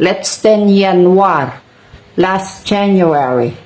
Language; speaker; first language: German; non-native, fluent; Cebuano